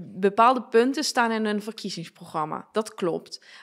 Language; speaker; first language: Dutch; native; Dutch